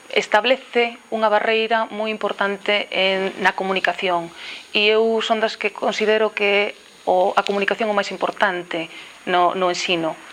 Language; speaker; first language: Galician; non-native, local second language; Spanish